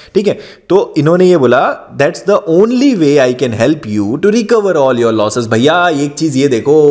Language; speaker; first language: Hindi; native; Hindi